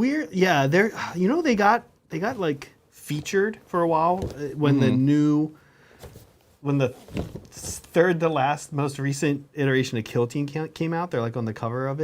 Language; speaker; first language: English; native; English